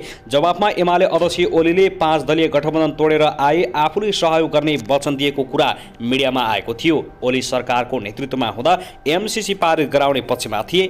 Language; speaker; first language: Nepali; native; Nepali